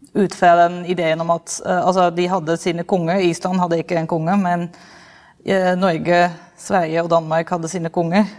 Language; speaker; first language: Norwegian; non-native, fluent; Dutch